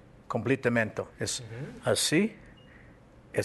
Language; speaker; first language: Spanish; non-native, fluent; English